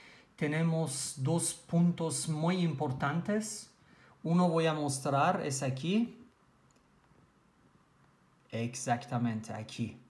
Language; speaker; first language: Spanish; non-native, learner; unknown